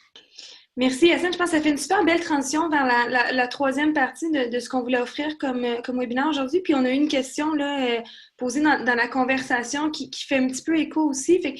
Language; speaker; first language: French; native; French